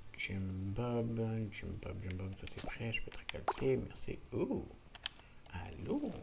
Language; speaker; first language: French; native; French